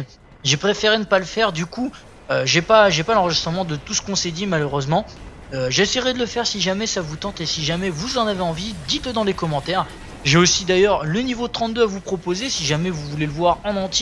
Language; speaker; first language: French; native; French